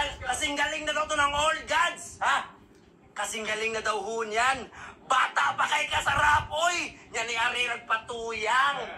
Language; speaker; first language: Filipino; non-native, local second language; Cebuano